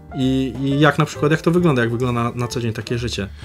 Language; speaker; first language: Polish; native; Polish